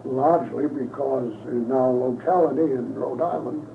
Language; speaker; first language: English; native; English